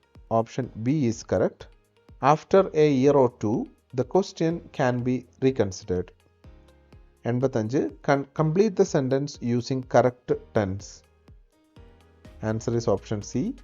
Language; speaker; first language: English; non-native, local second language; Malayalam